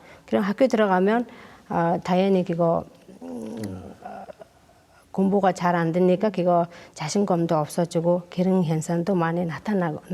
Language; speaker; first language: Korean; non-native, learner; Mongolian